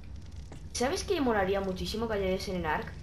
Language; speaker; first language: Spanish; native; Spanish